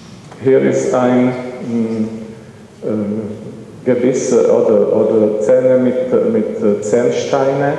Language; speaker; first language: German; non-native, learner; Czech